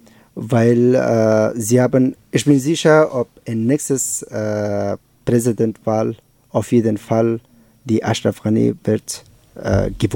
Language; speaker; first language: German; non-native, learner; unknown